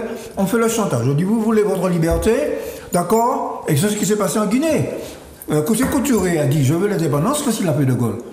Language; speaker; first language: French; native; French